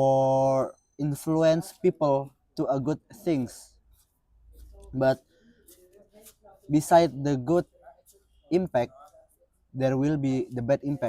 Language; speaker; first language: English; non-native, fluent; Indonesian